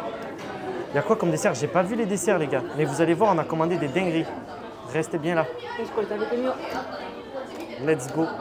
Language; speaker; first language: French; native; French